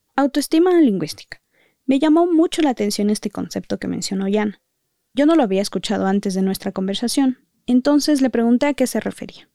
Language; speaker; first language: Spanish; native; Spanish